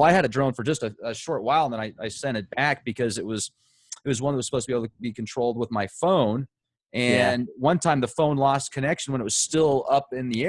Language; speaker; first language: English; native; English